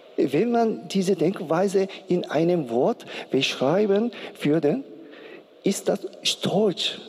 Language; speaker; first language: German; non-native, learner; Korean